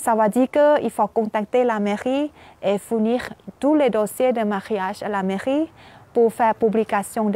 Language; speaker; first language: French; non-native, fluent; Thai